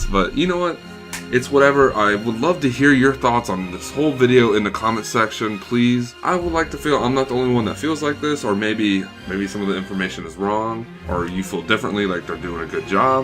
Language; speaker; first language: English; native; English